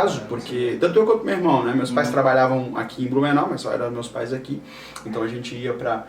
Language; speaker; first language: Portuguese; native; Portuguese